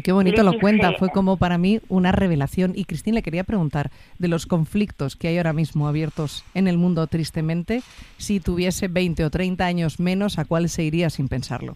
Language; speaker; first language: Spanish; native; Spanish